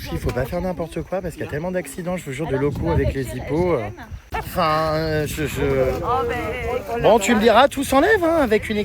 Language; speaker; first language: French; native; French